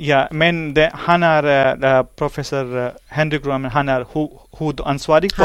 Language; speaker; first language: Swedish; non-native, learner; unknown